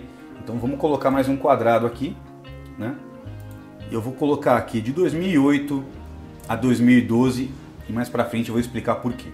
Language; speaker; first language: Portuguese; native; Portuguese